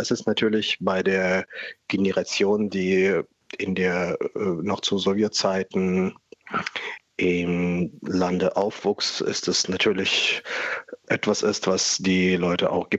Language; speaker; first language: German; non-native, fluent; Russian